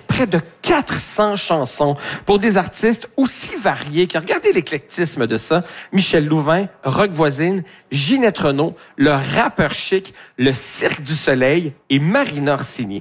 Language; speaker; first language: French; native; French